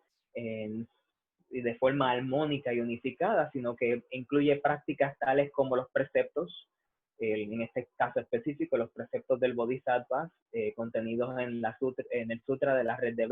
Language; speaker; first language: Spanish; native; Spanish